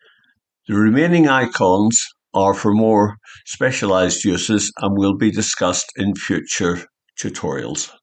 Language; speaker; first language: English; native; English